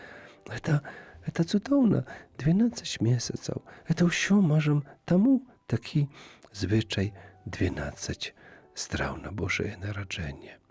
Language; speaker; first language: Belarusian; native; Belarusian